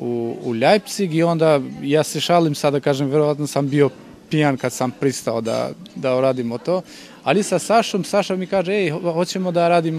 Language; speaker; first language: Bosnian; non-native, local second language; Albanian